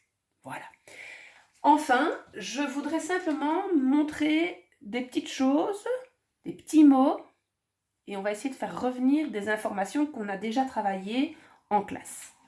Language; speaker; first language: French; native; French